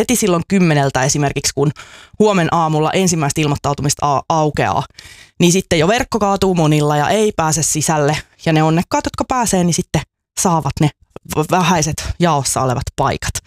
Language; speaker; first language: Finnish; native; Finnish